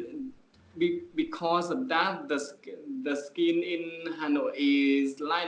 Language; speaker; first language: English; non-native, learner; Vietnamese